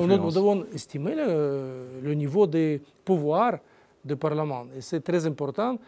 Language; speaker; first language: French; non-native, learner; Russian